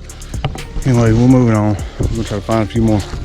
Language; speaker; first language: English; native; English